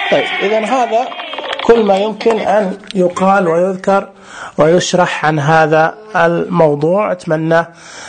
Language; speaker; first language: Arabic; native; Arabic